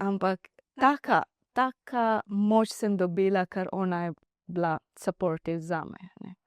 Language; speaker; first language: Slovenian; non-native, learner; Divehi